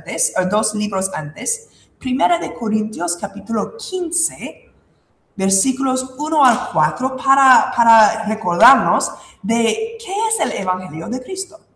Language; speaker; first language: Spanish; non-native, fluent; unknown